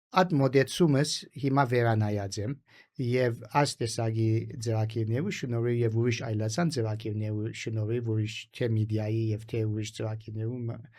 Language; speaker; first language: Armenian; early bilingual, heritage; Armenian